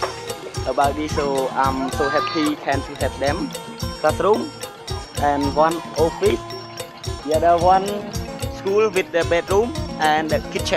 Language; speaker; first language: English; non-native, learner; Khmer